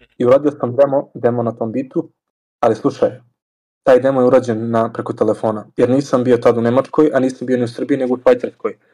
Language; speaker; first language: Serbian; native; Serbian